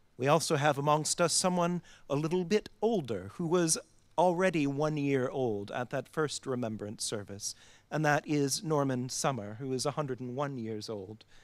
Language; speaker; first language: English; native; English